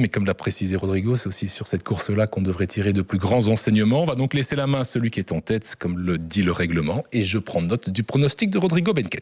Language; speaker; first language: French; native; French